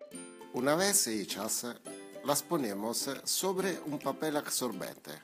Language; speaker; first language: Spanish; non-native, fluent; Italian